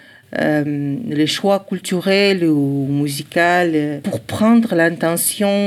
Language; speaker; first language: French; non-native, learner; Ingush